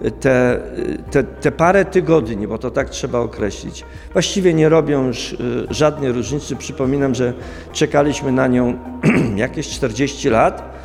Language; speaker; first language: Polish; native; Polish